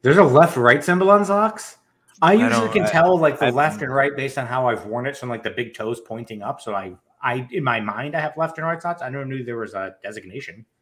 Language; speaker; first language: English; native; English